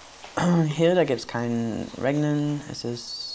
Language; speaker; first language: German; non-native, learner; English